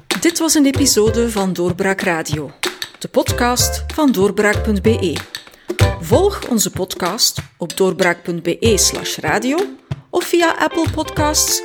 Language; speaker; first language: Dutch; native; Dutch